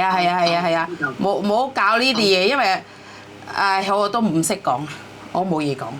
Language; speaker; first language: Cantonese; non-native, fluent; Javanese